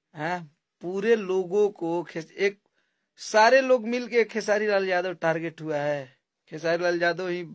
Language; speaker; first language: Hindi; native; Hindi